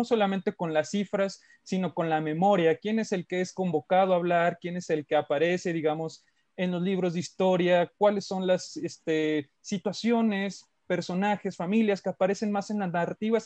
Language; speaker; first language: Spanish; native; Spanish